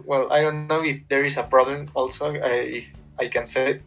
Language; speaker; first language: English; non-native, learner; Spanish